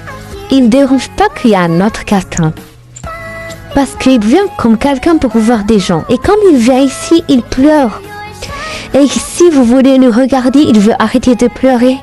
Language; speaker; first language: French; non-native, learner; Arabic